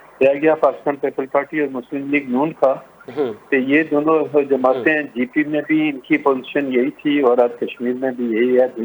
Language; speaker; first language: Urdu; non-native, local second language; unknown